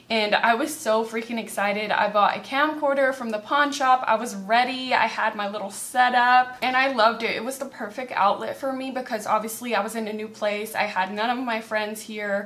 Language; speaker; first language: English; native; English